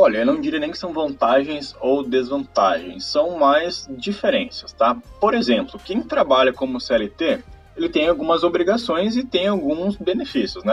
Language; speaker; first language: Portuguese; native; Portuguese